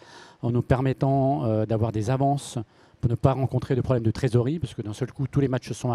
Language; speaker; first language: French; native; French